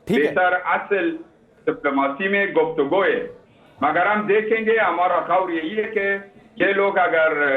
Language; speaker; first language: Hindi; non-native, learner; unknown